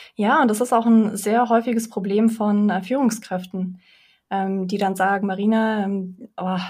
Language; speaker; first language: German; early bilingual, other home language; Russian